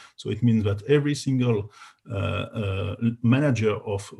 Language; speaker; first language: English; non-native, fluent; French